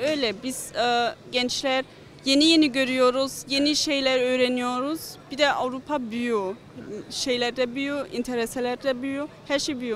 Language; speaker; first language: Turkish; early bilingual, other home language; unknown